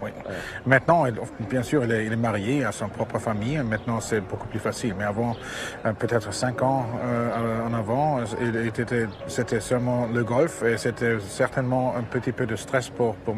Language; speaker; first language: French; non-native, fluent; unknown